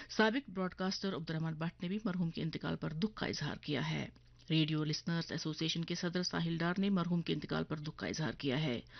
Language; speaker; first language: Urdu; non-native, local second language; Kashmiri